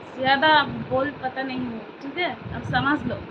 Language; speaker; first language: Hindi; non-native, local second language; Bangla